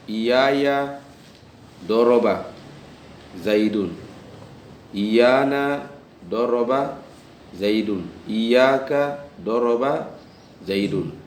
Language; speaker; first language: Arabic; non-native, fluent; Indonesian